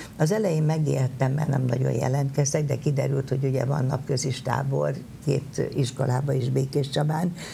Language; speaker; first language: Hungarian; native; Hungarian